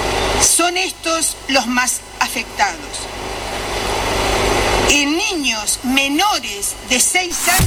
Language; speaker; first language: Spanish; native; Spanish